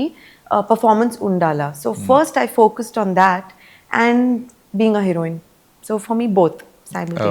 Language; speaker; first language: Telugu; early bilingual, heritage; Telugu